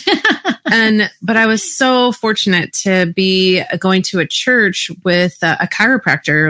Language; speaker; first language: English; native; English